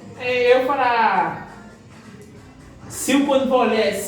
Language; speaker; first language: Portuguese; non-native, learner; Haitian Creole